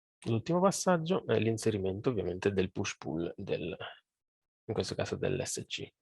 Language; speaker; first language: Italian; native; Italian